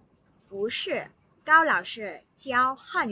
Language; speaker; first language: Chinese; non-native, fluent; Vietnamese